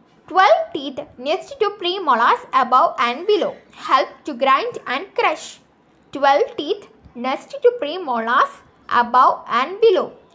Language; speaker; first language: English; non-native, local second language; Malayalam